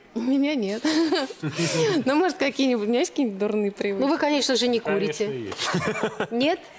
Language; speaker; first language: Russian; native; Russian